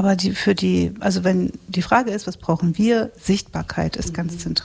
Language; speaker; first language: German; native; German